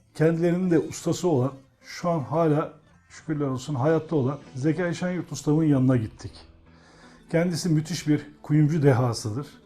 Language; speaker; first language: Turkish; native; Turkish